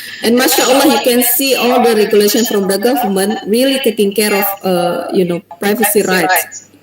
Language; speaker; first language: English; non-native, fluent; Indonesian